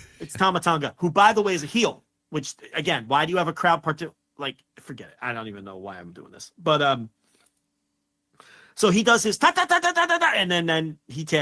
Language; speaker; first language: English; native; English